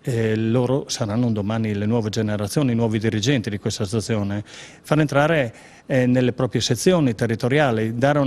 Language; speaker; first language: Italian; native; Italian